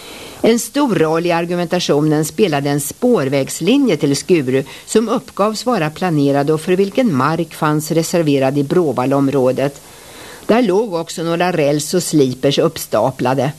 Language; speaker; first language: Swedish; native; Swedish